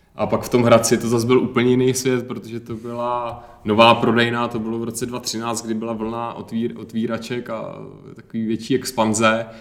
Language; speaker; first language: Czech; native; Czech